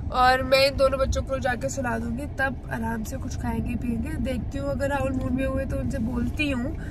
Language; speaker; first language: Hindi; native; Hindi